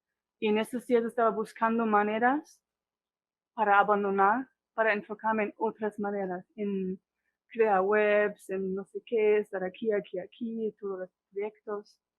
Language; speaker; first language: Spanish; non-native, fluent; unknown